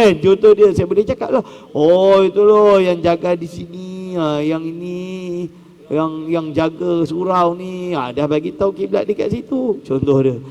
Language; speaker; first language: Malay; native; Malay